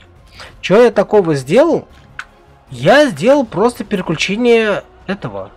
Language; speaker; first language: Russian; native; Russian